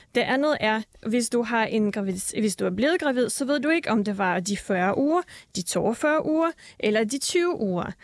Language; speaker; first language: Danish; early bilingual, other home language; Russian